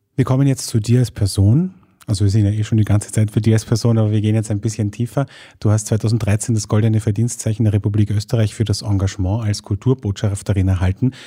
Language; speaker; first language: German; native; German